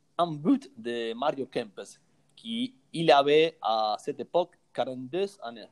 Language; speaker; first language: French; non-native, learner; Spanish